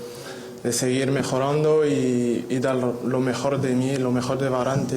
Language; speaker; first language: Spanish; non-native, fluent; French